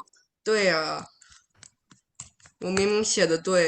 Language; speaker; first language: Chinese; early bilingual, other home language; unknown